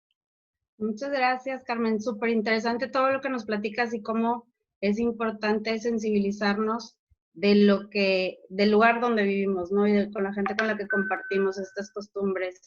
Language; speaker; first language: Spanish; native; Spanish